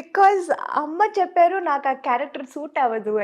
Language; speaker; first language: Telugu; non-native, local second language; Tamil